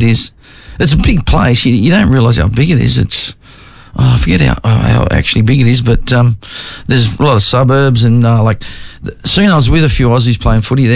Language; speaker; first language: English; native; English